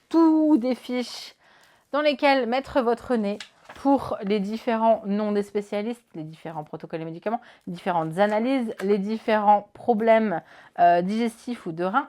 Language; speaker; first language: French; native; French